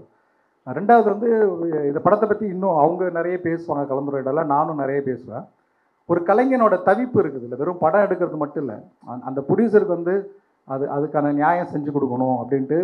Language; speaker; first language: Tamil; native; Tamil